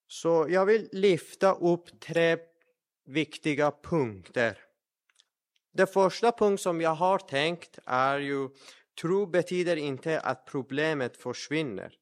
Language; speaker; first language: Swedish; non-native, fluent; Persian